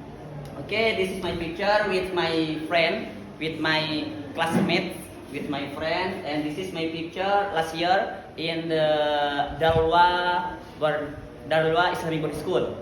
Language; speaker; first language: English; non-native, learner; Indonesian